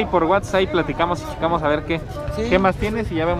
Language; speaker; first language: Spanish; native; Spanish